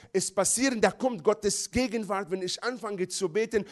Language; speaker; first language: German; non-native, fluent; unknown